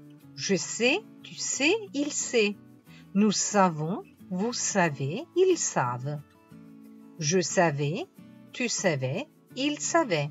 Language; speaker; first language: French; non-native, fluent; Italian